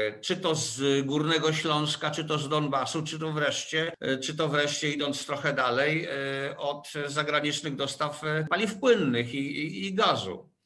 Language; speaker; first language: Polish; native; Polish